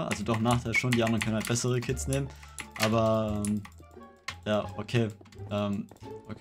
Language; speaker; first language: German; native; German